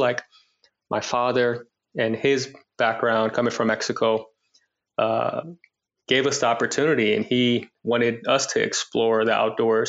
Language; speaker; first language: English; native; English